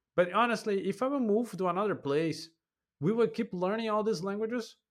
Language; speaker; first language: English; non-native, fluent; Portuguese